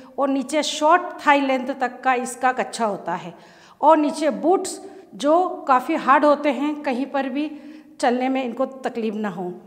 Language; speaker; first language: Hindi; native; Hindi